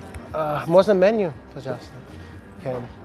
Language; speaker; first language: Russian; non-native, learner; English